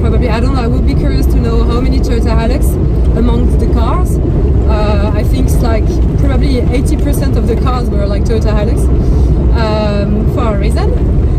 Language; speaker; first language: English; non-native, fluent; French